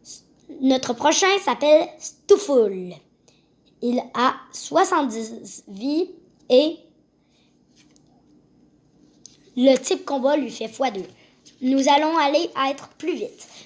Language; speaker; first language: French; native; French